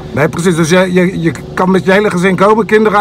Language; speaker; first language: Dutch; native; Dutch